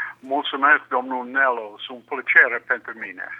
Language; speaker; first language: Romanian; non-native, learner; English